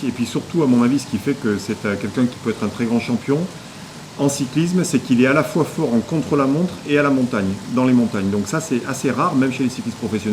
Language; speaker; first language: French; native; French